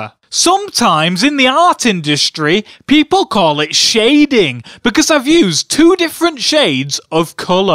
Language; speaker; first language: English; native; English